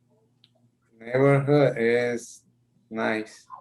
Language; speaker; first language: English; non-native, learner; Spanish